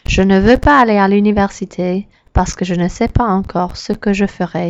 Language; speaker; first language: French; non-native, learner; English